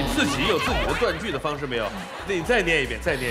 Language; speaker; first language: Chinese; native; Chinese